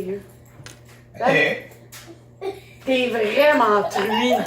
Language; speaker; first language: French; native; French